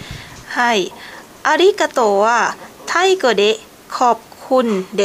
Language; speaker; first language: Japanese; non-native, learner; Thai